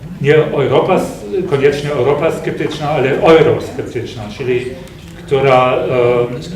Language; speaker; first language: Polish; non-native, fluent; German